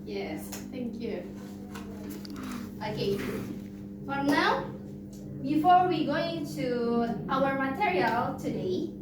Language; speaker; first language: English; non-native, fluent; Indonesian